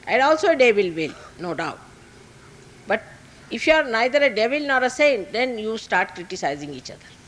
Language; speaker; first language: English; non-native, local second language; Marathi